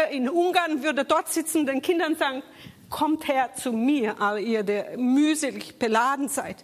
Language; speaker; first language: German; non-native, fluent; Portuguese